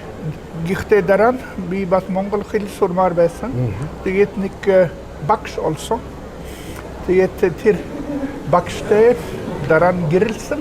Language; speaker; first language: Mongolian; non-native, fluent; Swedish